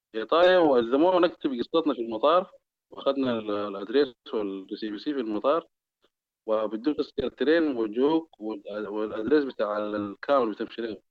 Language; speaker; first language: Arabic; native; Arabic